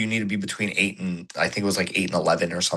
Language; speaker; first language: English; native; English